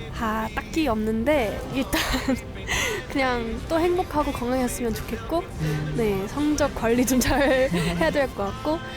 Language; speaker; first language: Korean; non-native, fluent; German